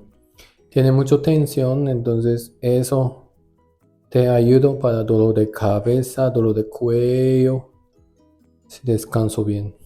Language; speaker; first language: Spanish; non-native, learner; Japanese